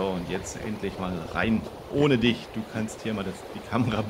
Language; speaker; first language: German; native; German